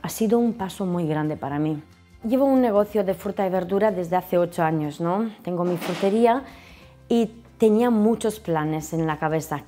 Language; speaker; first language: Spanish; non-native, fluent; Romanian